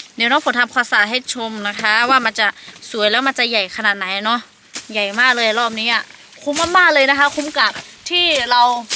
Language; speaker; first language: Thai; non-native, local second language; Lahu